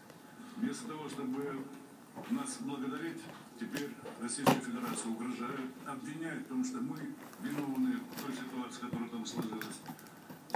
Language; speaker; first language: Russian; native; Russian